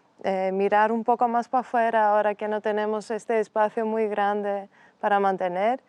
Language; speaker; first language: Spanish; non-native, fluent; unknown